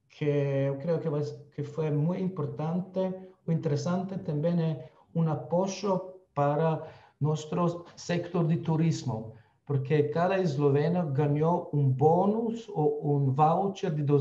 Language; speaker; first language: Spanish; non-native, fluent; Slovenian